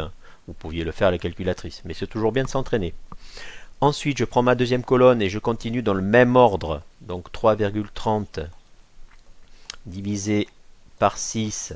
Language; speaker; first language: French; native; French